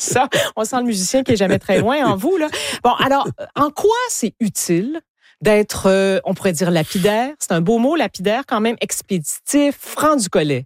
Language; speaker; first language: French; native; French